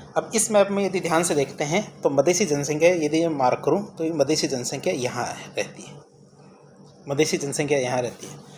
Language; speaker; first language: Hindi; native; Hindi